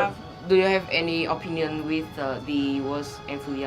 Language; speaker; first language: English; non-native, learner; Vietnamese